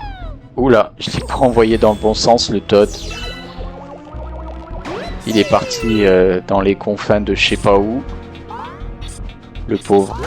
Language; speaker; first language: French; native; French